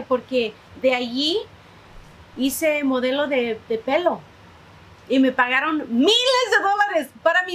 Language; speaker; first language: Spanish; early bilingual, heritage; Spanish